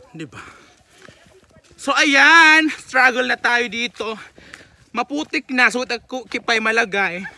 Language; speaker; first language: Filipino; non-native, local second language; Waray